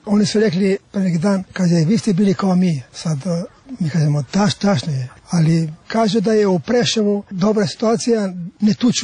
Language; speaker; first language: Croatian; non-native, local second language; Albanian